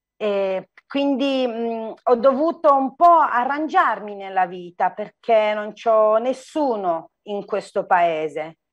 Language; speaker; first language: Italian; non-native, fluent; Turkish